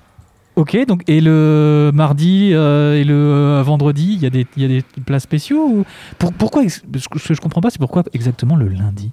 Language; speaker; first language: French; native; French